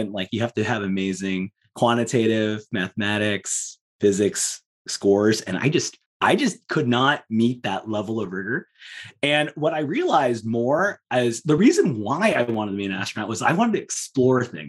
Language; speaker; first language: English; native; English